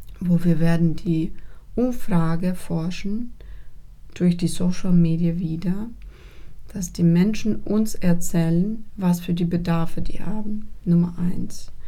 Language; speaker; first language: German; non-native, fluent; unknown